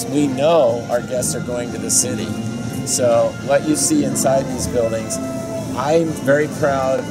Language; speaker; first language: English; native; English